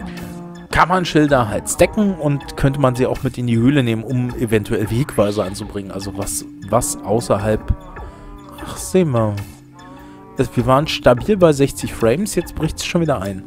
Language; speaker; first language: German; native; German